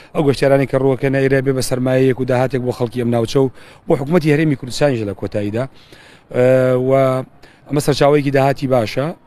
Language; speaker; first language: Central Kurdish; native; Central Kurdish